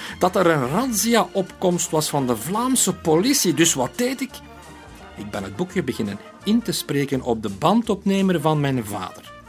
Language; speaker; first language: Dutch; native; Dutch